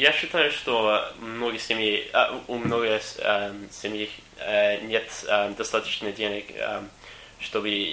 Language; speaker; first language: Russian; non-native, learner; English